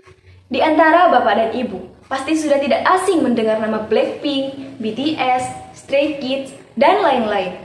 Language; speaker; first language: Indonesian; native; Indonesian